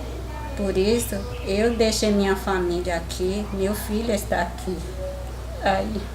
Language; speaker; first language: Portuguese; non-native, local second language; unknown